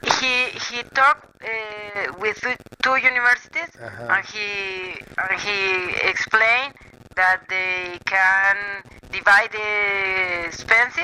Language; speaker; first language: English; non-native, learner; Spanish